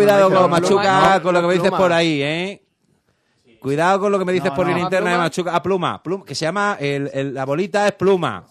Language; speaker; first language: Spanish; native; Spanish